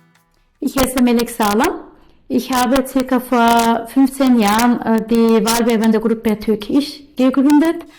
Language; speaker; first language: German; early bilingual, other home language; Turkish